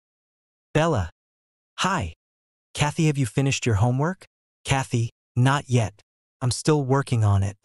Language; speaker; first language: English; non-native, learner; Indonesian